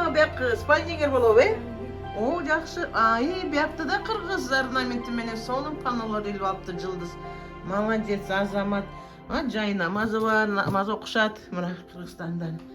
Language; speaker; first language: Kyrgyz; native; Kyrgyz